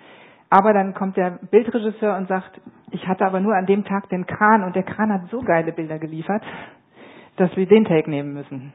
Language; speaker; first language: German; native; German